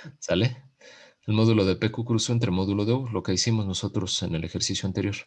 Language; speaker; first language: Spanish; native; Spanish